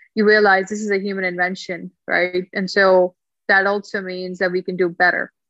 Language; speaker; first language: English; non-native, local second language; Punjabi